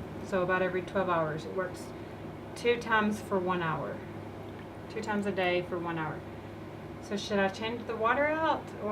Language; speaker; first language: English; native; English